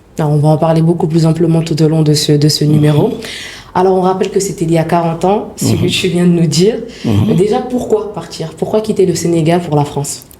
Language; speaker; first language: French; early bilingual, other home language; Wolof